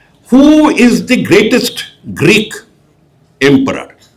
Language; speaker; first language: English; non-native, local second language; Bangla